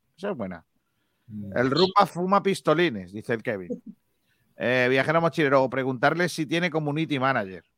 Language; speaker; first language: Spanish; native; Spanish